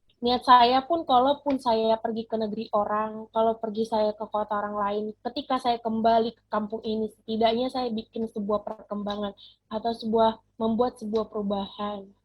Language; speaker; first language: Indonesian; non-native, local second language; Batak Toba